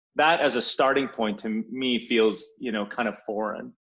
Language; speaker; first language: English; early bilingual, other home language; Polish